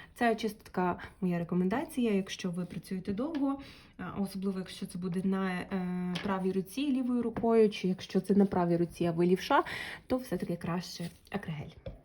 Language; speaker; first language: Ukrainian; non-native, local second language; Russian